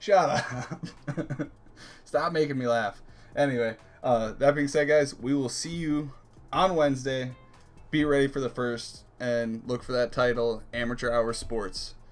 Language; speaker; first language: English; native; English